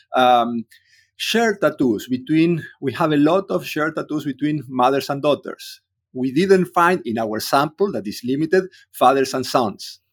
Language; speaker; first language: English; non-native, fluent; Spanish